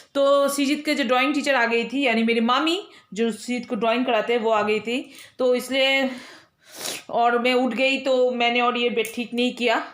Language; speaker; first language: Hindi; non-native, local second language; Bangla